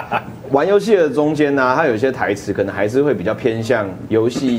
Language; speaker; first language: Chinese; native; Chinese